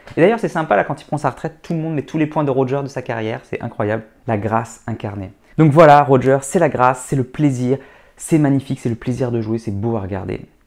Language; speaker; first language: French; native; French